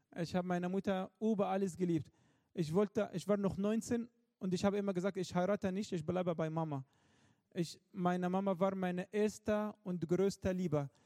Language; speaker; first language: German; non-native, fluent; Arabic